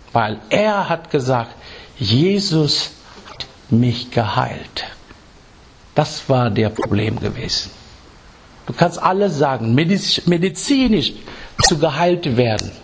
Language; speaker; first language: German; non-native, fluent; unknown